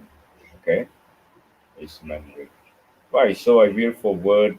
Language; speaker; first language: English; non-native, fluent; Khmer